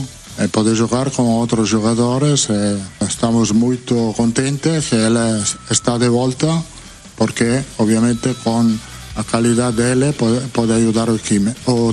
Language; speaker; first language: Portuguese; non-native, fluent; Italian